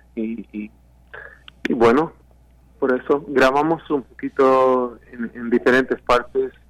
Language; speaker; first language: Spanish; non-native, fluent; Swedish